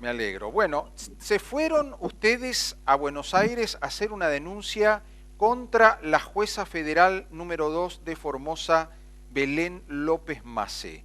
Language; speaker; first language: Spanish; native; Spanish